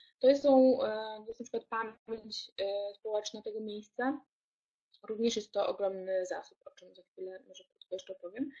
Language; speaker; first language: Polish; native; Polish